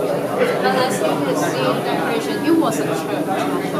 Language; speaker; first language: English; non-native, fluent; Cantonese